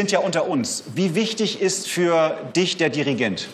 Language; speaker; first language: German; native; German